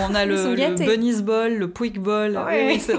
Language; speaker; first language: French; native; French